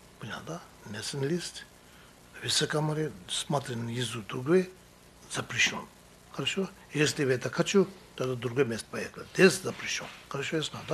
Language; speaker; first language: Russian; non-native, learner; Tibetan